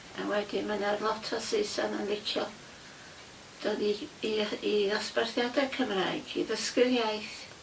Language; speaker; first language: Welsh; native; Welsh